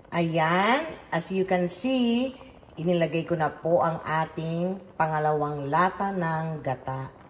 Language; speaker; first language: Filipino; non-native, local second language; Iloko